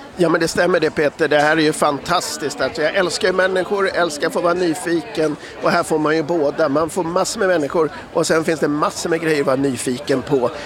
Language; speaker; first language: Swedish; native; Swedish